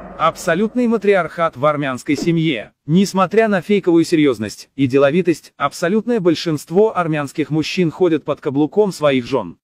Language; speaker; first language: Russian; non-native, local second language; Azerbaijani